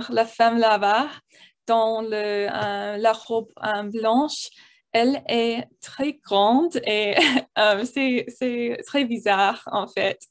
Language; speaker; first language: French; non-native, learner; English